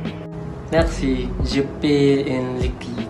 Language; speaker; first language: French; non-native, learner; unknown